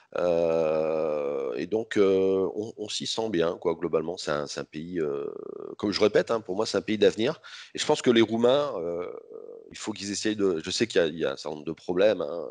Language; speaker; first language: French; native; French